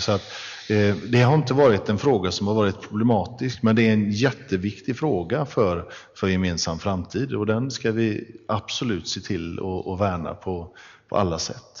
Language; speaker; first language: Swedish; native; Swedish